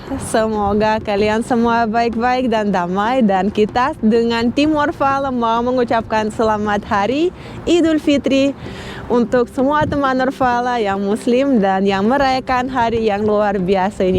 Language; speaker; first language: Indonesian; non-native, fluent; Russian